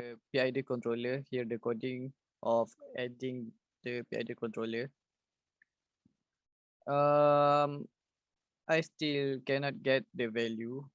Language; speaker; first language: English; non-native, learner; Malay